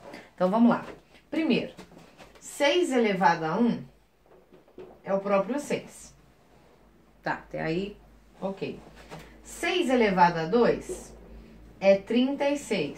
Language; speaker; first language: Portuguese; native; Portuguese